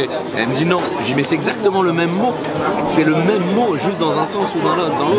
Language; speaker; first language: French; native; French